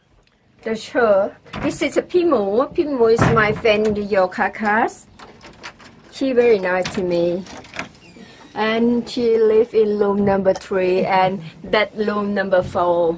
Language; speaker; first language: English; non-native, learner; Thai